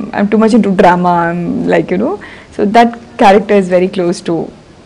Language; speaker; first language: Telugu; non-native, learner; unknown